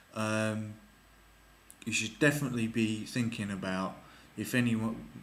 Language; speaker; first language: English; native; English